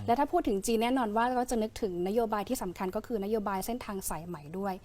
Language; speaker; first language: Thai; native; Thai